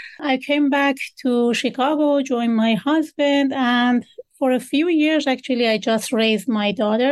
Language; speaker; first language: English; non-native, fluent; Persian